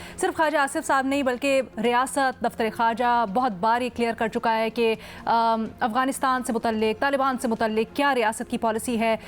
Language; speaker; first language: Urdu; native; Urdu